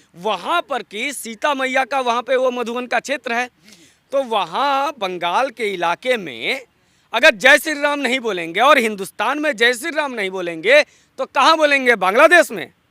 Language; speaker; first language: Hindi; non-native, local second language; Bangla